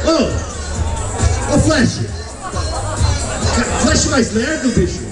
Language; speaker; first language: Portuguese; native; Portuguese